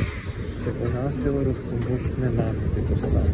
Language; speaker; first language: German; non-native, learner; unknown